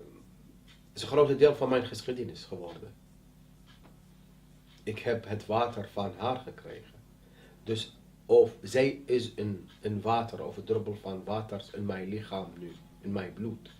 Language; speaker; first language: Dutch; non-native, learner; Arabic